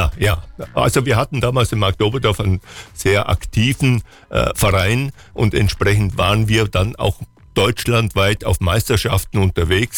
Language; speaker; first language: German; native; German